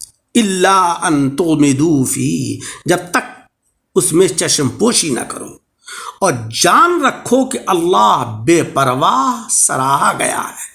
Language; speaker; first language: Urdu; native; Urdu